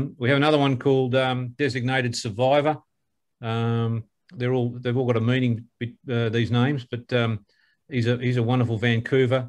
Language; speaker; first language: English; native; English